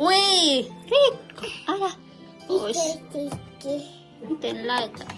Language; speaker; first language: Finnish; non-native, learner; Thai